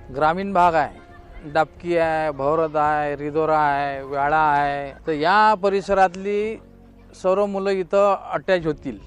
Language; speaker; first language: Marathi; native; Marathi